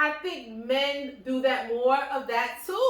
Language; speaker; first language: English; native; English